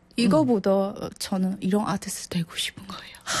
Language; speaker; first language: Korean; non-native, learner; Burmese